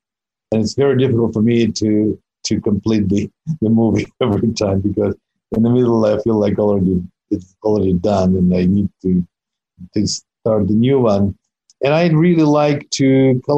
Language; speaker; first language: English; non-native, fluent; Russian